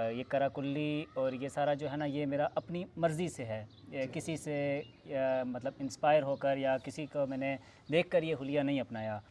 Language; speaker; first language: Urdu; non-native, local second language; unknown